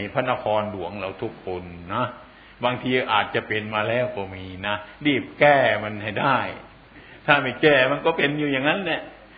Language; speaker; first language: Thai; non-native, local second language; Northeastern Thai